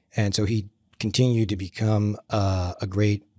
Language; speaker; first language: English; native; English